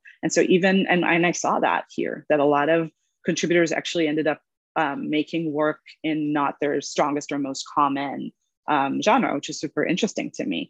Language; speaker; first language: English; non-native, fluent; Hebrew